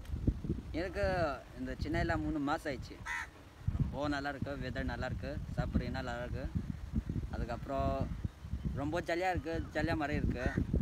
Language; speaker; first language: Tamil; non-native, learner; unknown